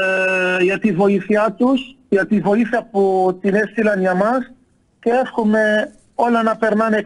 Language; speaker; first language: Greek; non-native, fluent; Arabic